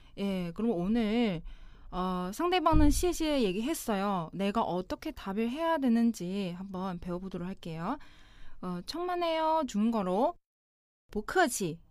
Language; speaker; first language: Korean; non-native, local second language; Chinese